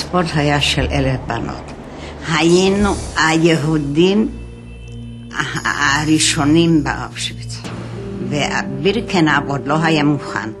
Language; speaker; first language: Hebrew; non-native, fluent; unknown